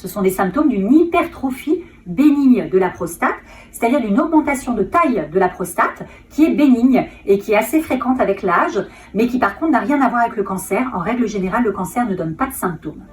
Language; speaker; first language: French; native; French